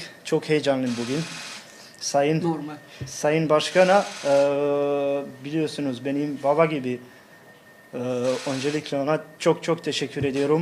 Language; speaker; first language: Turkish; non-native, fluent; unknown